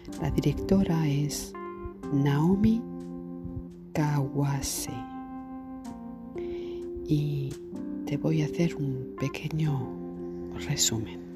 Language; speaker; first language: Spanish; non-native, learner; French